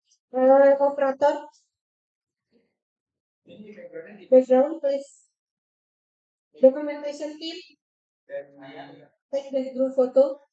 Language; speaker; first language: English; non-native, fluent; Indonesian